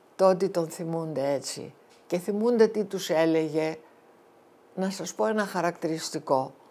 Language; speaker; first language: Greek; early bilingual, heritage; Greek